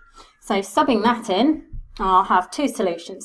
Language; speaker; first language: English; native; English